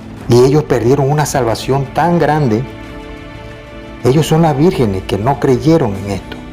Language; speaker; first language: Spanish; native; Spanish